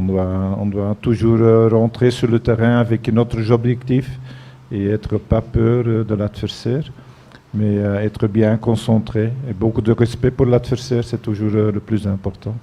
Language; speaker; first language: French; non-native, fluent; Dutch